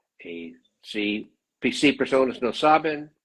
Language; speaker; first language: Spanish; non-native, learner; English